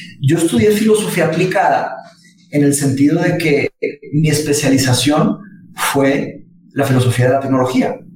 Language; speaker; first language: Spanish; early bilingual, other home language; Portuguese